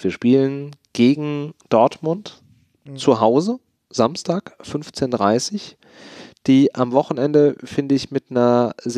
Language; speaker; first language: German; native; German